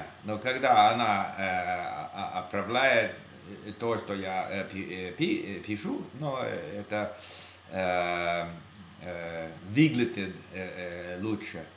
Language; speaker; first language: Russian; non-native, learner; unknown